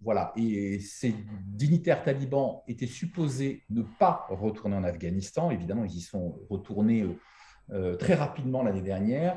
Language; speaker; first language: French; native; French